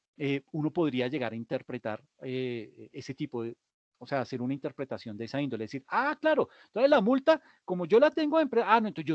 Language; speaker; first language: Spanish; native; Spanish